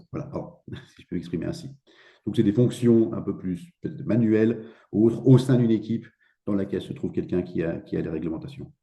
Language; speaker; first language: French; native; French